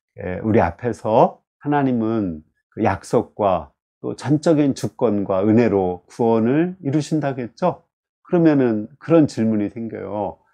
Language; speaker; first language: Korean; native; Korean